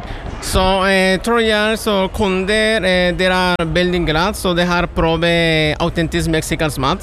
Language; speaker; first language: Norwegian; non-native, learner; Spanish